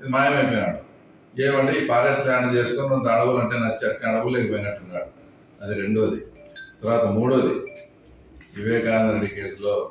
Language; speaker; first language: Telugu; native; Telugu